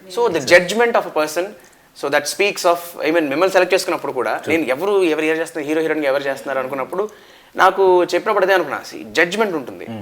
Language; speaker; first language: Telugu; native; Telugu